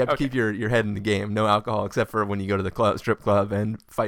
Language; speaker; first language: English; native; English